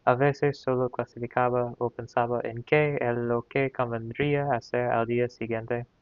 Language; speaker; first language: Spanish; non-native, learner; English